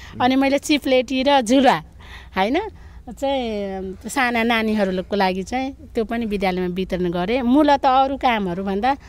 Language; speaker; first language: Nepali; non-native, local second language; Maithili